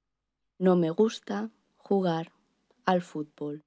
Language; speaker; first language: Spanish; non-native, learner; English